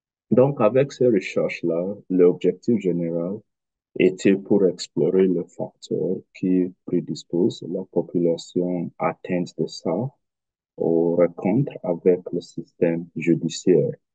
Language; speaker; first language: French; non-native, learner; English